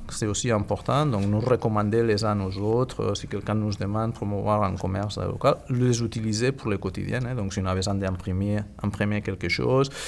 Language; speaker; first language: French; non-native, fluent; Catalan